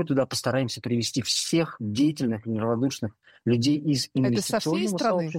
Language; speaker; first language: Russian; native; Russian